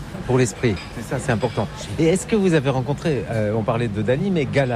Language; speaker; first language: French; native; French